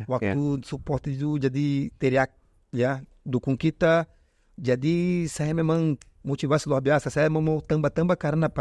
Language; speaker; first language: Indonesian; non-native, fluent; Portuguese